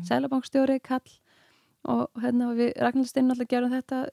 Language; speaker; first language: Icelandic; native; Icelandic